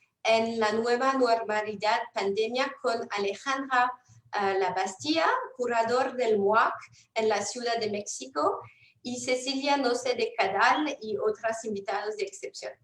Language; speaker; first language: Spanish; non-native, fluent; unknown